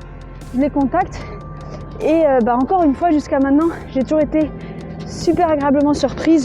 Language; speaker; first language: French; native; French